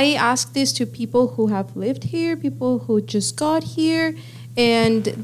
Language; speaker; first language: English; non-native, fluent; Spanish